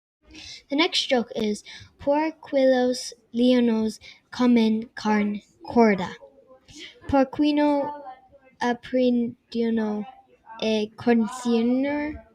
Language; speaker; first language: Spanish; non-native, learner; English